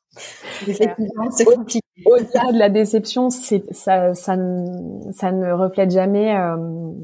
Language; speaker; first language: French; native; French